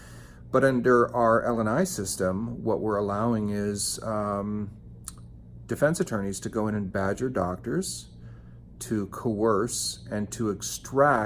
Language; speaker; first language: English; native; English